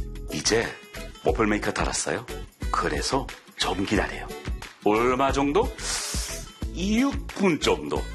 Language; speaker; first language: Korean; non-native, learner; English